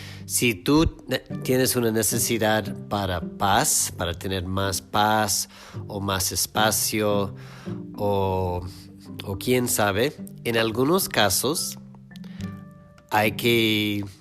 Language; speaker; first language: Spanish; non-native, fluent; English